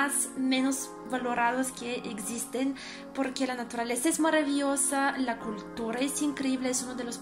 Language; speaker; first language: Spanish; non-native, fluent; Bulgarian